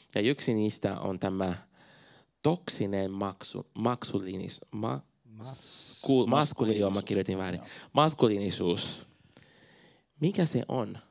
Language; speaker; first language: Finnish; non-native, fluent; Portuguese